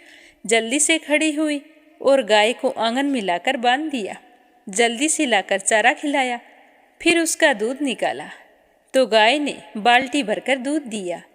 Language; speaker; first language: Hindi; native; Hindi